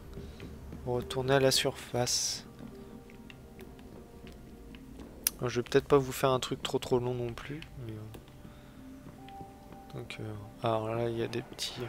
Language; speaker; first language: French; native; French